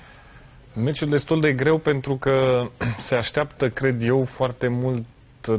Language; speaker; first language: Romanian; native; Romanian